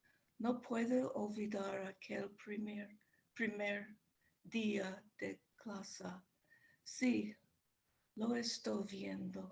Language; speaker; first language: Spanish; non-native, learner; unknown